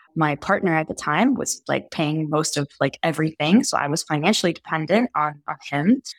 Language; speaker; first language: English; early bilingual, heritage; Italian